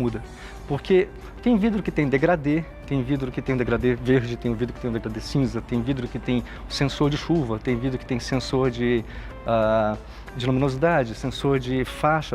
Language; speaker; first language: Portuguese; native; Portuguese